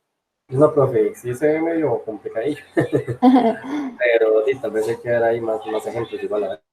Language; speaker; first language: Spanish; native; Spanish